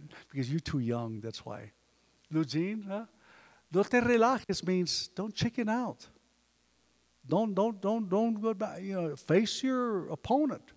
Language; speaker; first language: English; early bilingual, other home language; Spanish